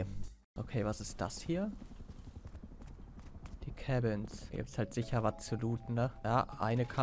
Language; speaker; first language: German; native; German